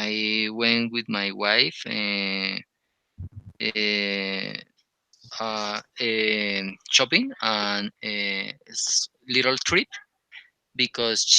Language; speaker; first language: English; non-native, learner; Spanish